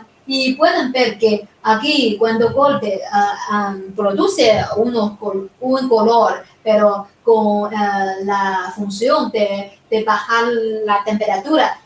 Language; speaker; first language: Spanish; non-native, fluent; Chinese